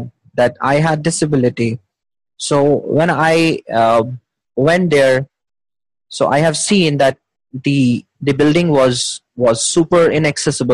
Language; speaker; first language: English; non-native, local second language; Hindi